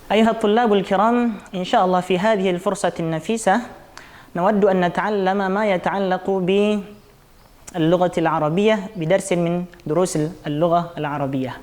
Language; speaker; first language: Arabic; non-native, fluent; Indonesian